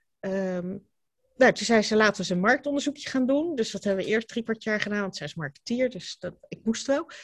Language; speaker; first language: Dutch; native; Dutch